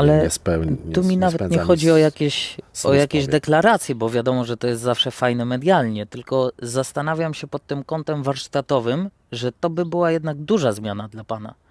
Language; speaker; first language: Polish; native; Polish